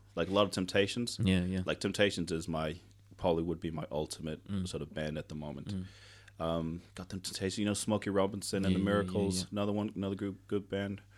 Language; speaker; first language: English; non-native, fluent; Tongan